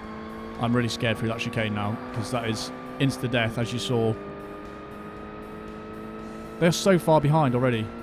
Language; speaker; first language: English; native; English